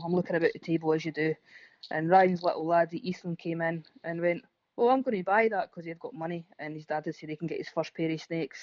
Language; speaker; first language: English; native; English